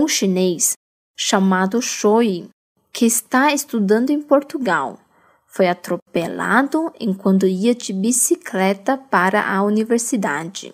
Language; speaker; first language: Portuguese; non-native, fluent; Chinese